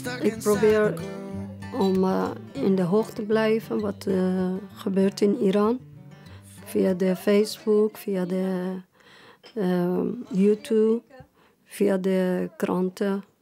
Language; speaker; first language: Dutch; non-native, fluent; Persian